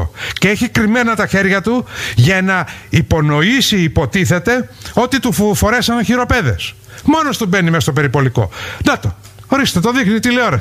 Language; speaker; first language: Greek; native; Greek